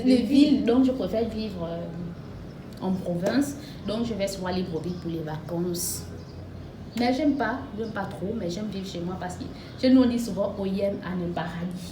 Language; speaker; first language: French; non-native, local second language; Fang